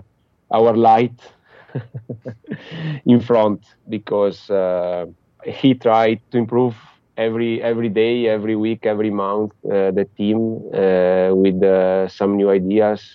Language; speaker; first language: English; non-native, fluent; Italian